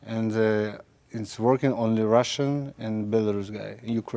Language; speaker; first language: English; non-native, learner; Russian